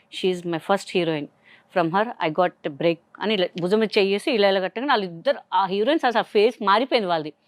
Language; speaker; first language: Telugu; non-native, local second language; Hindi